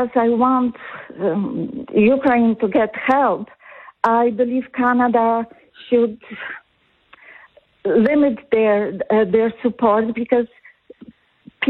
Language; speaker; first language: English; non-native, fluent; Polish